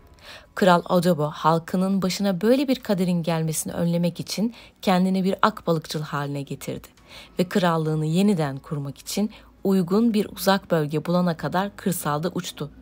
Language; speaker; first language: Turkish; native; Turkish